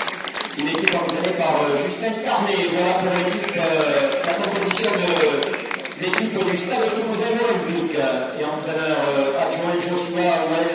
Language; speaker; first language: French; native; French